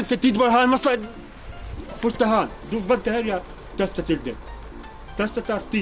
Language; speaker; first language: Swedish; non-native, learner; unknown